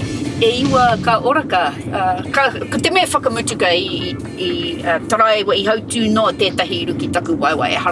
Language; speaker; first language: Māori; non-native, local second language; English